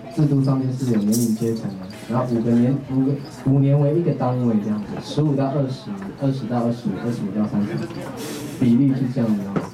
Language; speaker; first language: Chinese; non-native, local second language; Amis